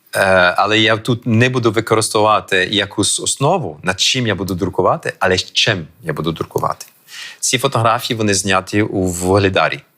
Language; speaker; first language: Ukrainian; early bilingual, heritage; French